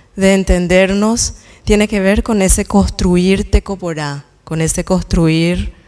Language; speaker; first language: Spanish; native; Spanish